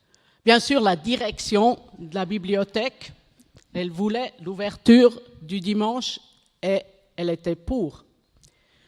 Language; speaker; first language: French; non-native, local second language; German